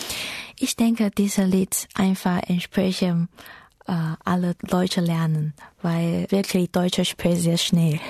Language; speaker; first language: German; non-native, learner; Chinese